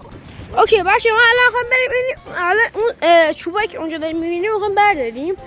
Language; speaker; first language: Persian; native; Persian